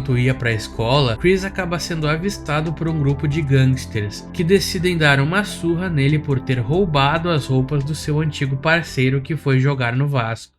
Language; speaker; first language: Portuguese; native; Portuguese